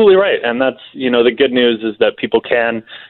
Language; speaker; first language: English; native; English